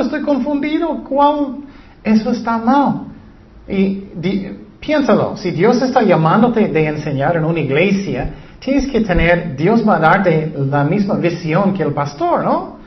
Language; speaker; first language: Spanish; non-native, learner; English